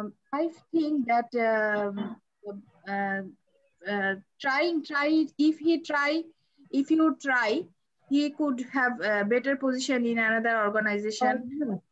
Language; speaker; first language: English; non-native, learner; Bangla